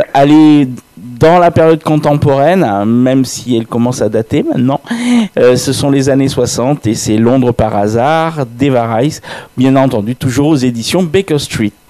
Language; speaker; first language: French; native; French